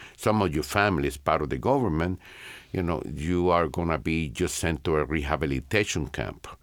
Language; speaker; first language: English; non-native, fluent; Spanish